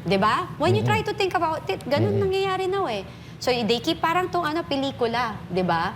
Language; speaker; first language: Filipino; native; Filipino